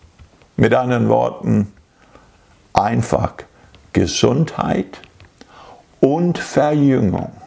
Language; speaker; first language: German; non-native, fluent; English